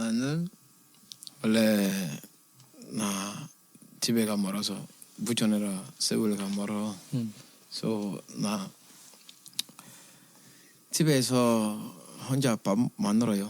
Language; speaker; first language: Korean; non-native, learner; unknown